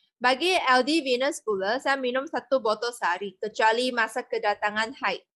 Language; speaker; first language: Malay; non-native, local second language; Chinese